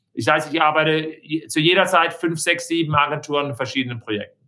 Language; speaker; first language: German; native; German